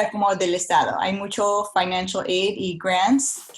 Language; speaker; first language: Spanish; early bilingual, heritage; Spanish